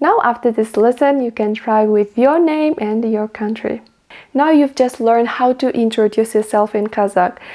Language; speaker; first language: English; non-native, fluent; Kazakh